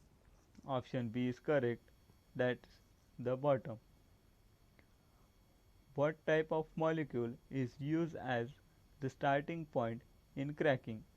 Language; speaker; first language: English; non-native, local second language; Marathi